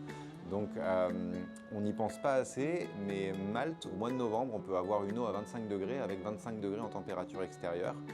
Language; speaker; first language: French; native; French